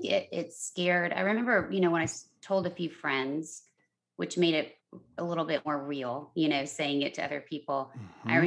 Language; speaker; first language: English; native; English